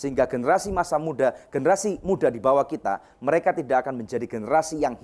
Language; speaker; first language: Indonesian; native; Indonesian